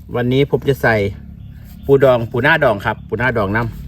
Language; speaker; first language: Thai; non-native, local second language; Northeastern Thai